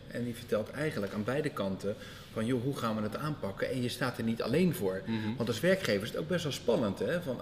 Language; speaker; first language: Dutch; native; Dutch